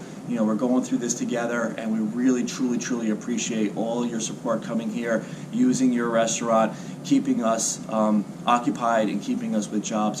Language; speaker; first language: English; native; English